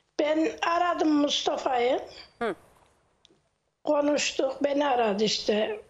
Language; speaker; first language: Turkish; native; Turkish